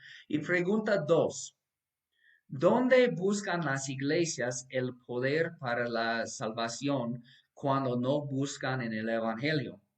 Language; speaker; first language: Spanish; non-native, fluent; English